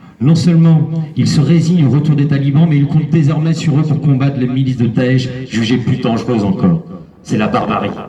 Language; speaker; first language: French; native; French